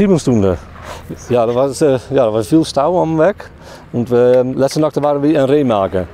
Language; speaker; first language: German; non-native, learner; Dutch